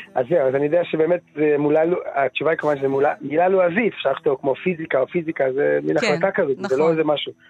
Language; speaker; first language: Hebrew; early bilingual, other home language; Dutch